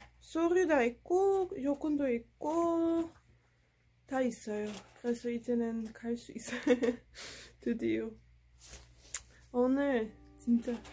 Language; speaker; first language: Korean; non-native, fluent; Dutch